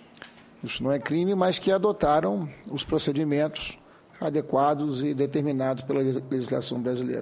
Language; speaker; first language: Portuguese; native; Portuguese